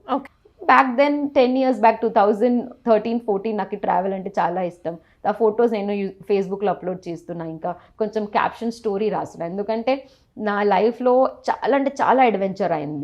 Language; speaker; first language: Telugu; non-native, local second language; Gujarati